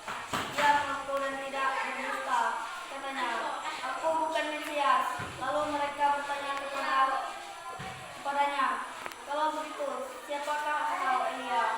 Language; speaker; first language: Indonesian; native; Indonesian